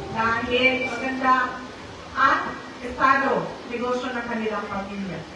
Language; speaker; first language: Filipino; non-native, local second language; Cebuano